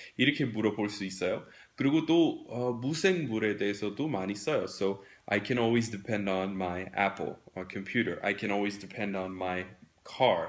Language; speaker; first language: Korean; non-native, fluent; English